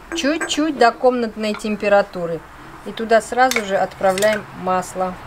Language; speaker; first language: Russian; non-native, local second language; Armenian